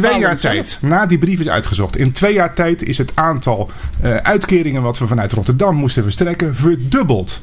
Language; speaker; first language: Dutch; native; Dutch